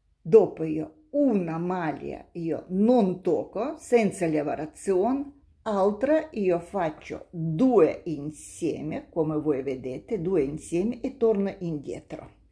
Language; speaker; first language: Italian; non-native, learner; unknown